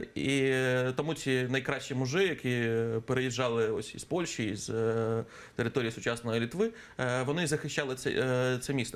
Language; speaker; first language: Ukrainian; native; Ukrainian